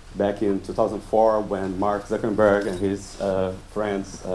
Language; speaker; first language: English; non-native, fluent; Portuguese